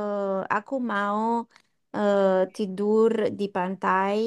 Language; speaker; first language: Indonesian; non-native, learner; English